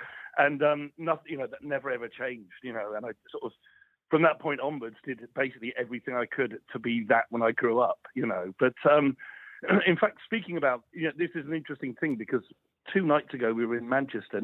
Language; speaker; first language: English; native; English